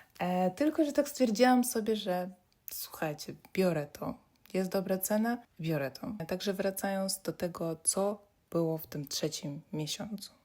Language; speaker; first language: Polish; non-native, fluent; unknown